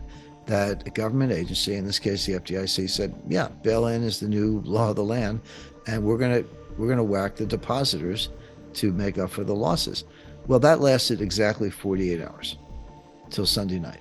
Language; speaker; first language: English; native; English